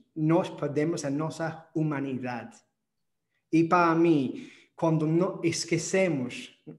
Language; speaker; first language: Portuguese; non-native, fluent; English